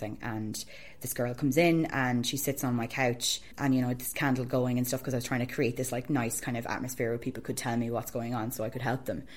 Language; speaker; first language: English; native; English